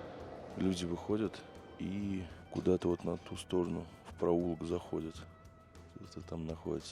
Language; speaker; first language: Russian; native; Russian